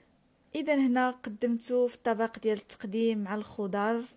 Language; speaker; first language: Arabic; native; Arabic